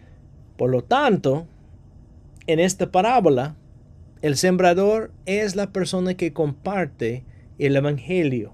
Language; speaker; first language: Spanish; non-native, fluent; English